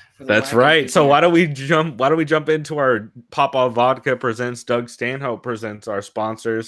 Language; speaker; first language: English; native; English